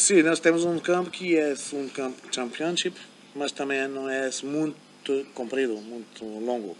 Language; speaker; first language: Portuguese; non-native, fluent; German